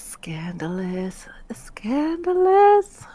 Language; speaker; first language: English; native; English